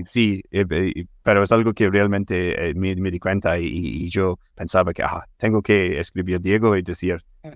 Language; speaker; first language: Spanish; non-native, fluent; English